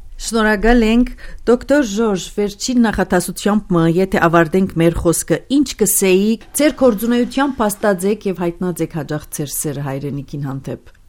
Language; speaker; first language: Armenian; early bilingual, heritage; Armenian